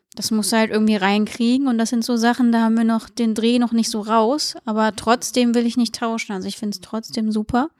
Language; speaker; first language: German; native; German